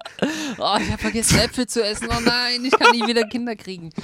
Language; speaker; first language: German; native; German